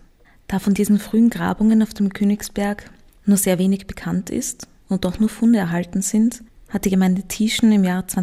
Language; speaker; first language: German; native; German